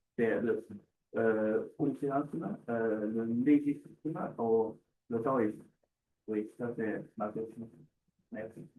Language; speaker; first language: French; non-native, learner; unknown